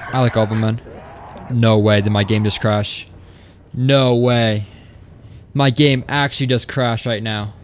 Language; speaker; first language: English; native; English